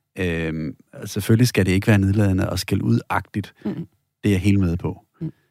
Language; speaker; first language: Danish; native; Danish